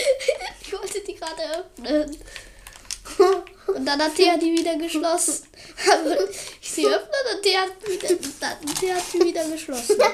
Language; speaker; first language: German; native; German